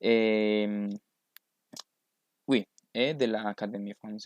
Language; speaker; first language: French; non-native, learner; Spanish